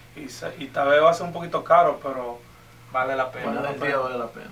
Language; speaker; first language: Spanish; early bilingual, heritage; Spanish